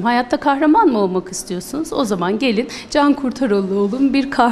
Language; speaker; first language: Turkish; native; Turkish